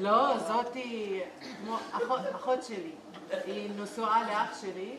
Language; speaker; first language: Hebrew; non-native, local second language; Arabic